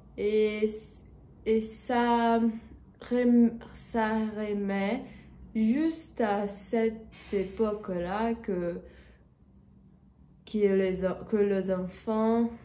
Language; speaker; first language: French; non-native, learner; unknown